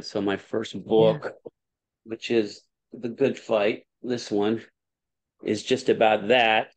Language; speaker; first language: English; native; English